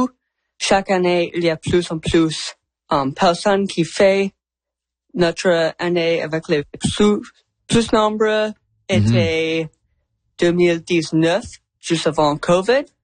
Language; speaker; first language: French; non-native, learner; English